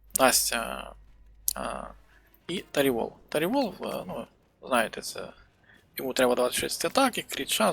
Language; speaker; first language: Ukrainian; native; Ukrainian